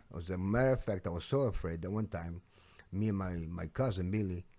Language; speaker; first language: English; non-native, fluent; Portuguese